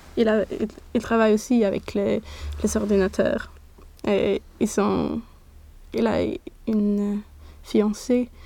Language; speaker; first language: French; non-native, learner; Swedish